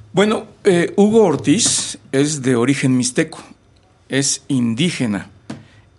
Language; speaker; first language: Spanish; native; Spanish